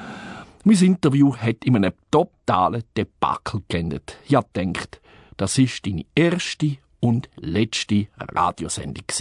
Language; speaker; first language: German; native; German